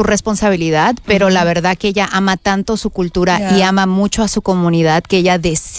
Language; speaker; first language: Spanish; early bilingual, heritage; Spanish